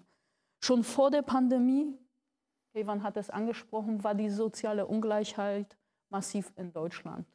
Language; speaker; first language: German; early bilingual, other home language; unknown